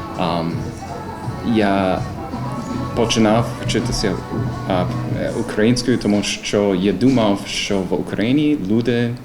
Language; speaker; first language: Ukrainian; non-native, learner; English